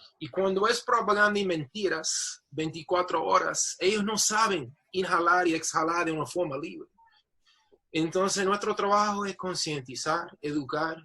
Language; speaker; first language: Spanish; non-native, fluent; English